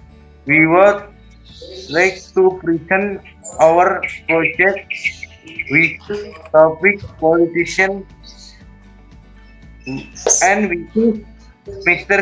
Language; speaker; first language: English; non-native, learner; Indonesian